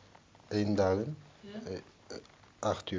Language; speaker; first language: Dutch; non-native, learner; Turkish